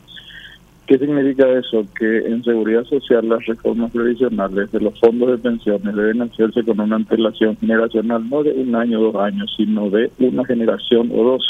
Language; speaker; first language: Spanish; native; Spanish